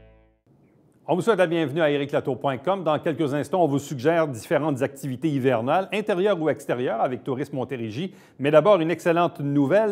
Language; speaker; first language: French; native; French